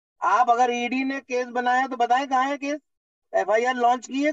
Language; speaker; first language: Hindi; native; Hindi